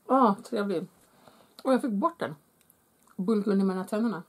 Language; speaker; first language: Swedish; native; Swedish